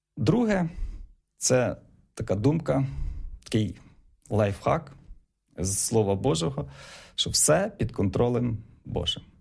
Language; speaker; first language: Ukrainian; native; Ukrainian